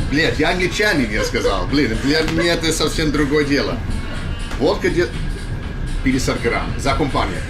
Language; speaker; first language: Russian; non-native, learner; English